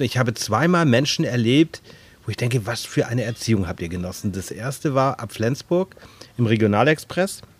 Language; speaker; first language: German; native; German